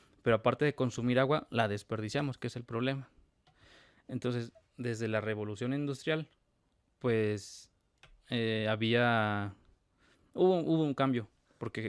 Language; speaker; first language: Spanish; native; Spanish